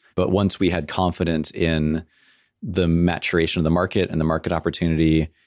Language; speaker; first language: English; native; English